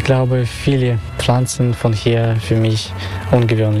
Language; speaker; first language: German; non-native, fluent; Russian